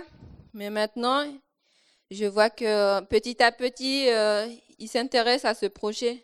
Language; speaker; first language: French; non-native, local second language; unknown